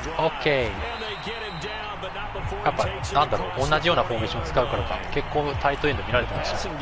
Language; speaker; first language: Japanese; native; Japanese